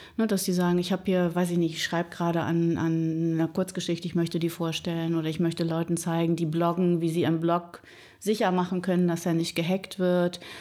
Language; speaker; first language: German; native; German